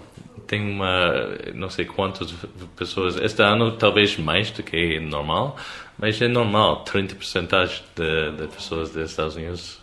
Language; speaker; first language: Portuguese; non-native, learner; English